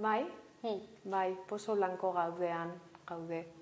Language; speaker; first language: Basque; non-native, local second language; Spanish